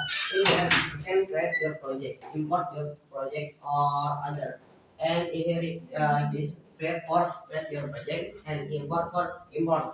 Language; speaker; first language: English; non-native, learner; Indonesian